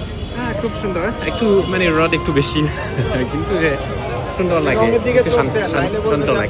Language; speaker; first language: Bangla; non-native, fluent; French